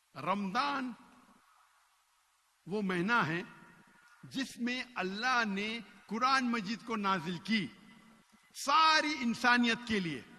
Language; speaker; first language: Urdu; non-native, local second language; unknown